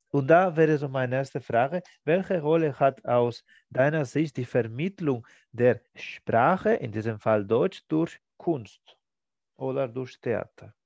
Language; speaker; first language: German; non-native, fluent; Spanish